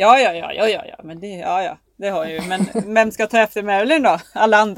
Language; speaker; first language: Swedish; native; Swedish